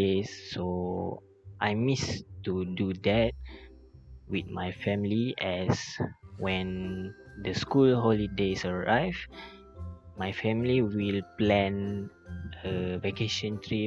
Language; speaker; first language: English; non-native, local second language; Malay